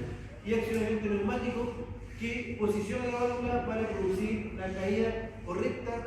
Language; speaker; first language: Spanish; native; Spanish